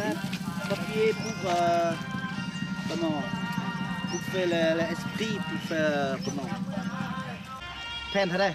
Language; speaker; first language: French; non-native, learner; Lao